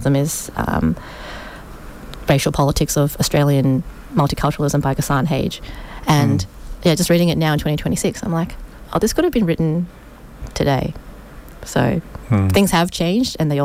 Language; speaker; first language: English; non-native, local second language; Cantonese